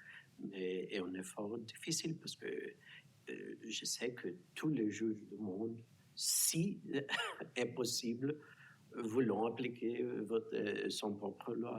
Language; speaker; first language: French; non-native, fluent; Portuguese